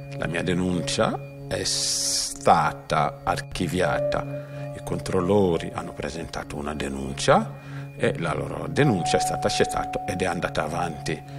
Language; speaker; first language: Italian; non-native, fluent; Wolof